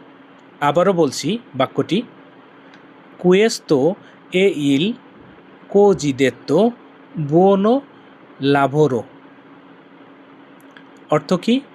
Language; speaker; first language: Italian; non-native, learner; Bangla